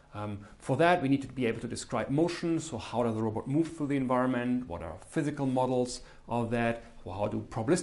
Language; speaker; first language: English; non-native, fluent; German